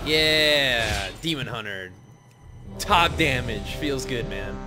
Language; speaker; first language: English; native; English